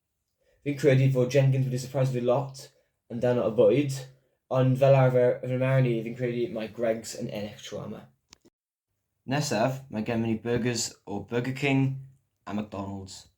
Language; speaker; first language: Welsh; non-native, local second language; English